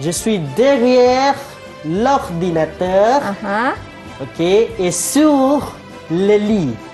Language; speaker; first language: French; non-native, fluent; Malay